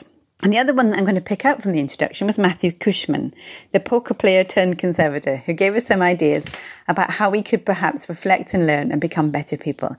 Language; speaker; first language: English; native; English